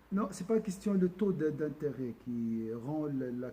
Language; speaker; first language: French; non-native, local second language; Arabic